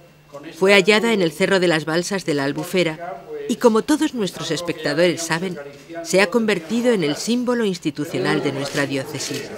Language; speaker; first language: Spanish; native; Spanish